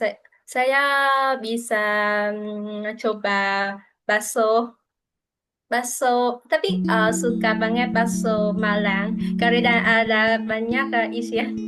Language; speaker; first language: Indonesian; non-native, fluent; Vietnamese